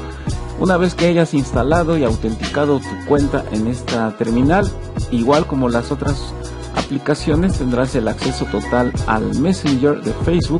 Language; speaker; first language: Spanish; native; Spanish